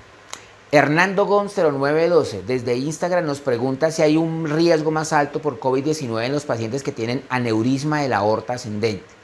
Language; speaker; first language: Spanish; native; Spanish